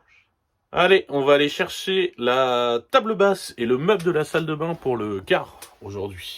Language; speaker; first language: French; native; French